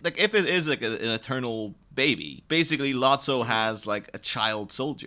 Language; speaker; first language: English; native; English